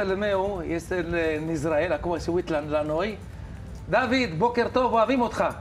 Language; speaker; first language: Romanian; non-native, learner; Hebrew